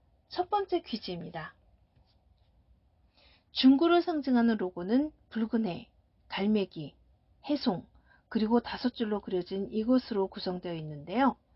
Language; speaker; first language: Korean; native; Korean